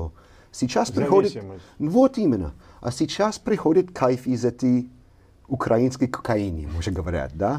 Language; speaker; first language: Russian; non-native, fluent; English